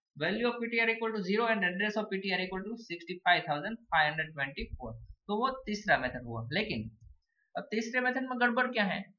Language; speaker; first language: Hindi; non-native, local second language; Gujarati